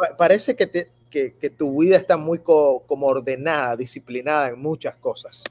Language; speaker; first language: Spanish; native; Spanish